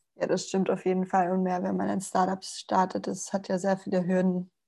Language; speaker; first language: German; non-native, fluent; Spanish